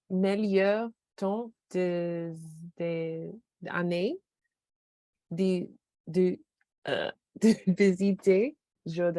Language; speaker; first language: French; non-native, learner; English